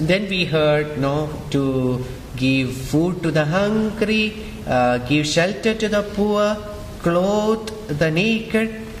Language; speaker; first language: English; non-native, local second language; Malayalam